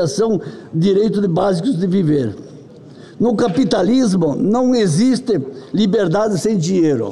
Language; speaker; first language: Portuguese; native; Portuguese